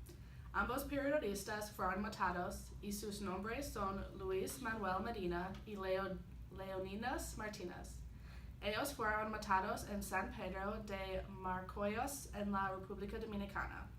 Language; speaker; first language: Spanish; non-native, learner; English